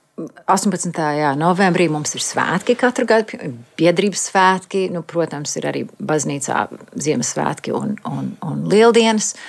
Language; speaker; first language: Latvian; early bilingual, heritage; Latvian